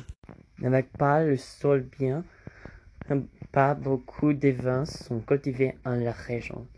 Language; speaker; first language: French; non-native, learner; English